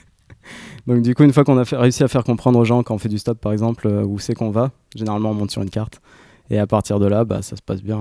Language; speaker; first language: French; native; French